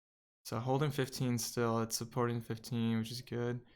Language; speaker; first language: English; native; English